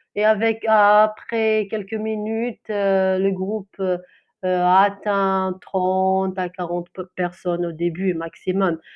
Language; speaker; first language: French; non-native, local second language; Kabyle